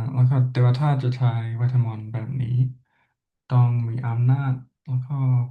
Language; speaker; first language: Thai; non-native, learner; English